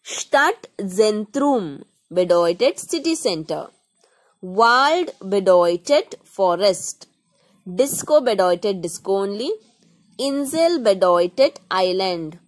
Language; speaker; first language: German; non-native, learner; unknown